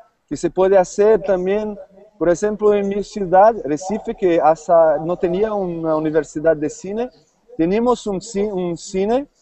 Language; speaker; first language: Spanish; non-native, fluent; Portuguese